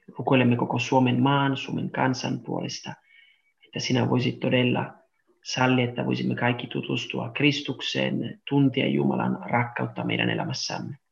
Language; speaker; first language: Finnish; non-native, fluent; Italian